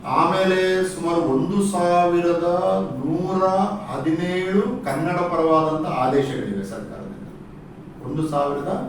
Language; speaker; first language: Kannada; native; Kannada